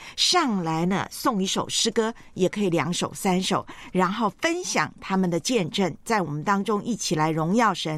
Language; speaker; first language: Chinese; native; Chinese